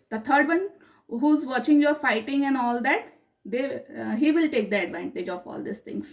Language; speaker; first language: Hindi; native; Hindi